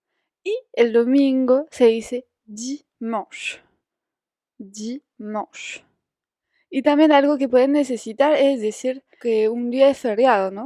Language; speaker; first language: Spanish; non-native, fluent; French